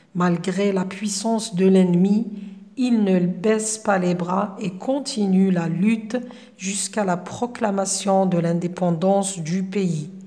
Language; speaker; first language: French; non-native, local second language; Arabic